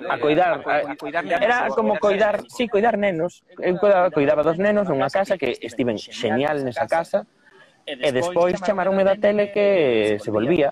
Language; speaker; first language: Galician; non-native, local second language; Spanish